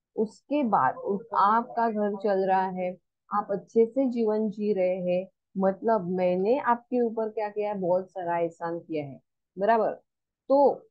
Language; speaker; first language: Hindi; non-native, local second language; Marathi